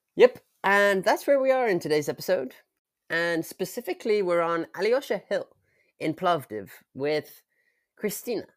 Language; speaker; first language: English; native; English